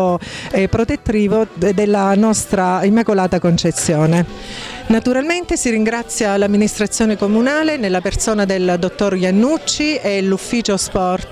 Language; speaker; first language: Italian; native; Italian